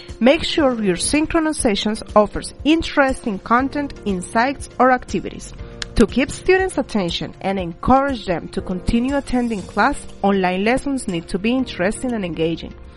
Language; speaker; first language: English; non-native, fluent; Spanish